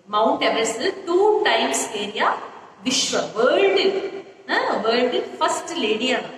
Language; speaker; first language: Hindi; non-native, local second language; Malayalam